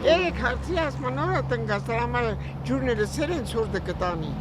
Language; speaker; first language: Armenian; native; Armenian